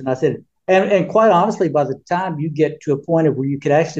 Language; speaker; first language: English; native; English